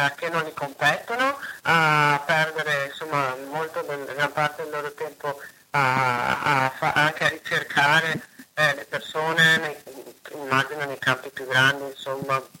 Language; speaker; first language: Italian; native; Italian